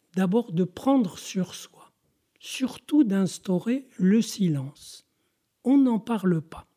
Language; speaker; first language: French; non-native, local second language; Arabic